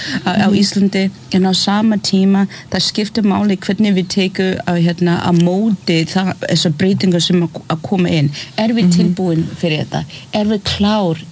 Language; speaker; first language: Icelandic; early bilingual, other home language; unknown